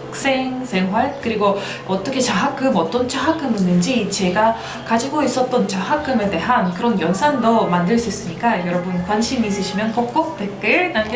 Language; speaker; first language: Korean; non-native, fluent; Russian